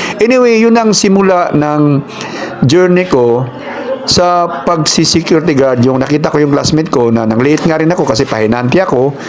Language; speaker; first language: Filipino; non-native, local second language; Cebuano